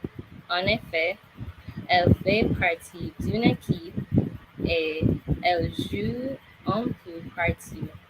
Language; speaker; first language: French; non-native, learner; English